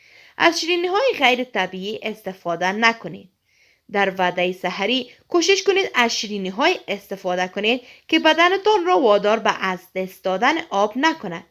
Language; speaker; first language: Persian; native; Persian